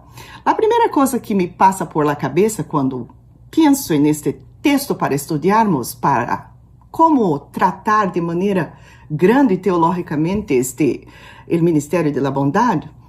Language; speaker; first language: Portuguese; non-native, fluent; Spanish